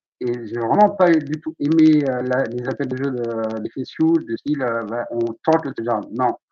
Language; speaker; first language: French; native; French